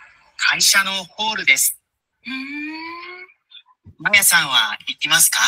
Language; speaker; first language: Japanese; non-native, learner; Bangla